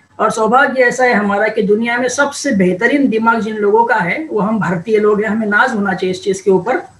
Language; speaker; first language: Hindi; non-native, local second language; Marathi